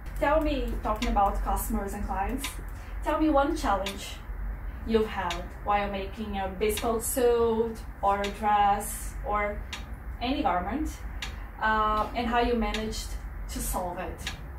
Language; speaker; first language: English; non-native, fluent; Portuguese